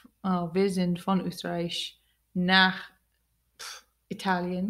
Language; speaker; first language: German; non-native, learner; English